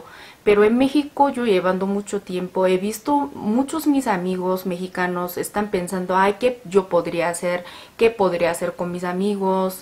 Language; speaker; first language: Spanish; non-native, learner; Korean